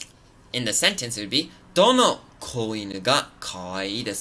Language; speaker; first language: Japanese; non-native, fluent; English